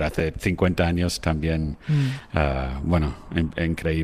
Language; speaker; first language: Spanish; non-native, fluent; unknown